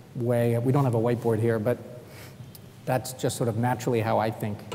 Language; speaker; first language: English; native; English